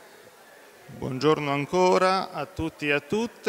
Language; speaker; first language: Italian; native; Italian